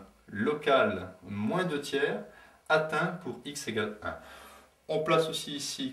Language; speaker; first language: French; native; French